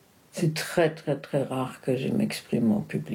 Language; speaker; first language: French; non-native, fluent; Spanish